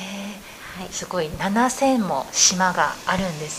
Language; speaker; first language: Japanese; native; Japanese